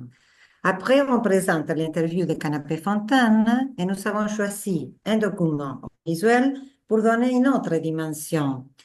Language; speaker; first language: French; non-native, fluent; Spanish